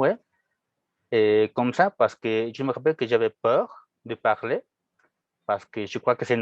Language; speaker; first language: French; non-native, fluent; Spanish